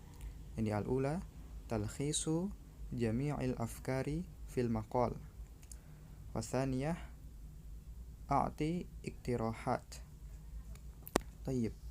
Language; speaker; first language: Arabic; non-native, learner; Indonesian